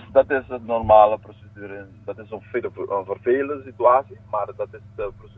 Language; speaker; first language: Dutch; non-native, local second language; Papiamento